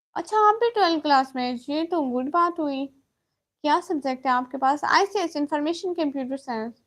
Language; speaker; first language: Urdu; non-native, local second language; Punjabi